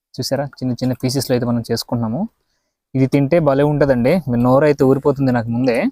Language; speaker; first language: Telugu; native; Telugu